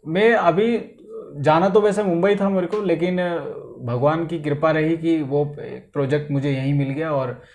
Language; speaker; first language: Hindi; native; Hindi